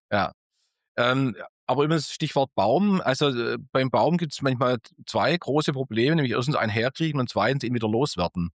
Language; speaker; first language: German; native; German